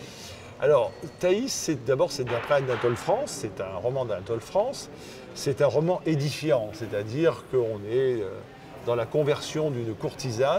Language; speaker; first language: French; native; French